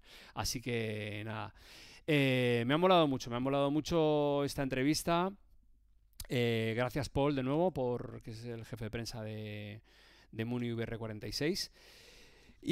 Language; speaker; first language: Spanish; native; Spanish